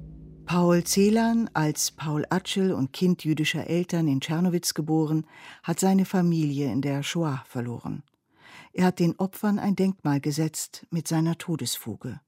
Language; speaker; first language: German; native; German